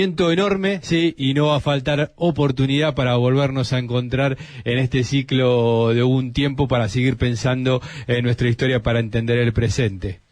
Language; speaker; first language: Spanish; native; Spanish